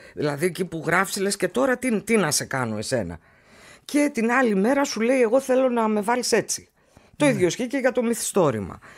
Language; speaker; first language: Greek; native; Greek